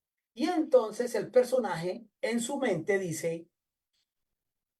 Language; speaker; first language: Spanish; native; Spanish